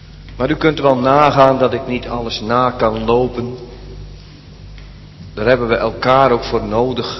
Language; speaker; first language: Dutch; native; Dutch